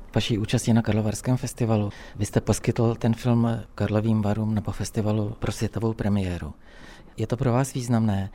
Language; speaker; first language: Czech; native; Czech